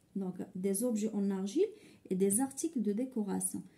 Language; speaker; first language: French; non-native, local second language; Arabic